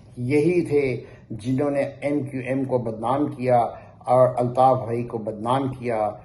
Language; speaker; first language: Urdu; native; Urdu